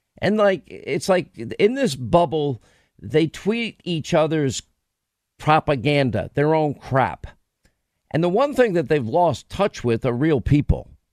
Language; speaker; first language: English; native; English